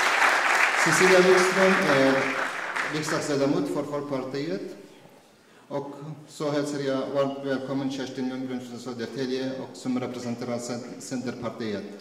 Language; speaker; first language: Swedish; non-native, fluent; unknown